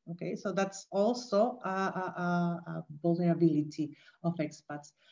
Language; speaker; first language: English; non-native, fluent; Spanish